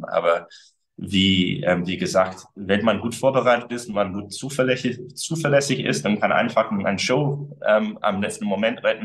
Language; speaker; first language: German; early bilingual, other home language; English